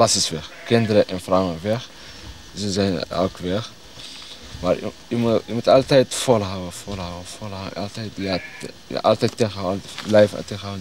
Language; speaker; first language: Dutch; non-native, learner; Arabic